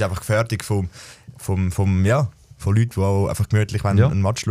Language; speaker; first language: German; native; German